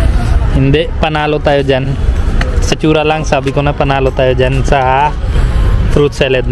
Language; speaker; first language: Filipino; non-native, learner; Hindi